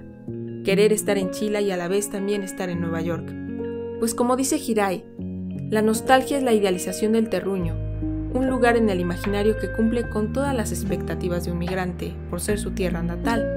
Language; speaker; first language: Spanish; native; Spanish